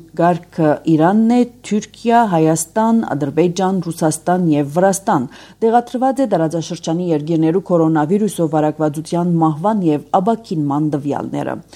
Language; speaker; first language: Armenian; native; Armenian